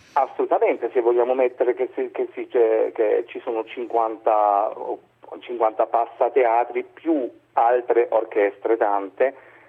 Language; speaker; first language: Italian; non-native, fluent; German